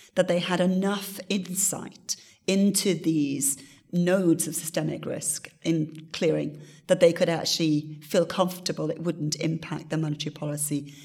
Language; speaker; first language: English; native; English